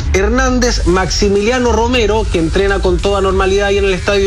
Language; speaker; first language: Spanish; native; Spanish